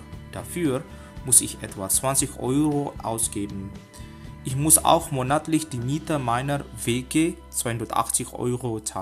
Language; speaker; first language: German; non-native, learner; Indonesian